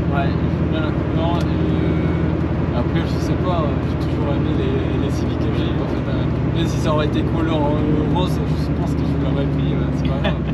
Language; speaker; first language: French; non-native, fluent; Spanish